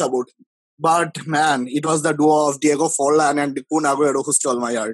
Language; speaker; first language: English; non-native, local second language; Bangla